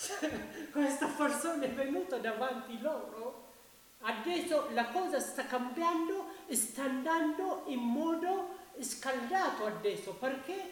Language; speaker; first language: Italian; non-native, learner; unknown